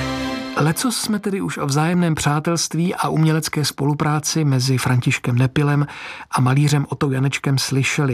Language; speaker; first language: Czech; native; Czech